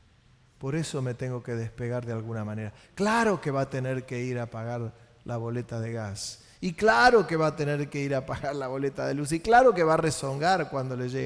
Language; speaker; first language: Spanish; native; Spanish